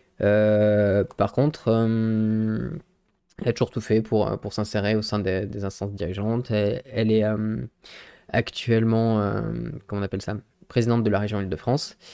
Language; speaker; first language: French; native; French